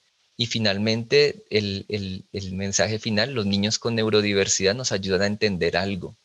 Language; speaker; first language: Spanish; native; Spanish